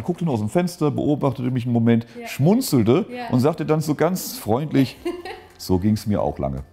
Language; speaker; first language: German; native; German